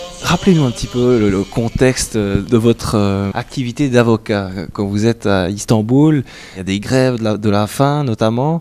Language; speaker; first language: French; native; French